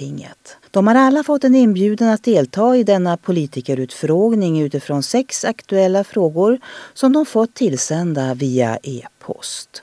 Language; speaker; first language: Swedish; native; Swedish